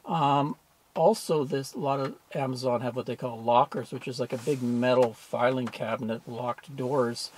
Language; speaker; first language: English; native; English